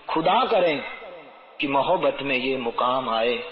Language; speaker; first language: Hindi; non-native, local second language; Gujarati